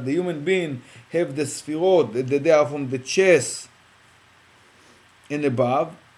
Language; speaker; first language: English; non-native, fluent; Hebrew